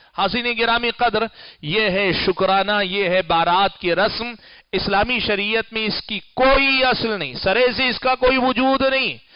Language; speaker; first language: Urdu; native; Urdu